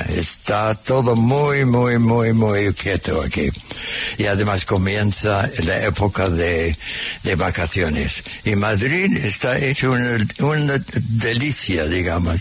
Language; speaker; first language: Spanish; non-native, fluent; English